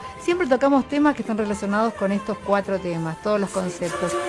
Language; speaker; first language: Spanish; native; Spanish